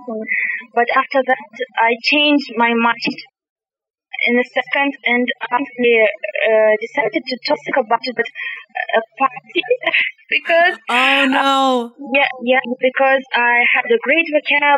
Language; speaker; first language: English; non-native, fluent; Kazakh